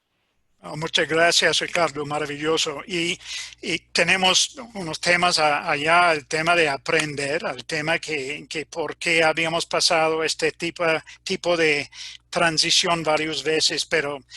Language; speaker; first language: Spanish; non-native, fluent; English